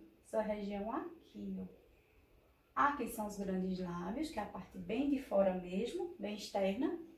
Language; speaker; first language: Portuguese; native; Portuguese